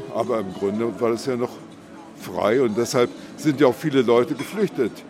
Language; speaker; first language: German; native; German